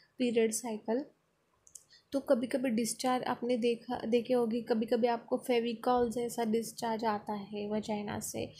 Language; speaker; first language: Hindi; non-native, local second language; Marathi